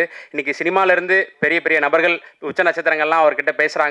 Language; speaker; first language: Tamil; native; Tamil